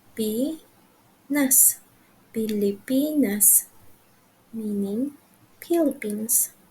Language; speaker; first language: Filipino; native; Filipino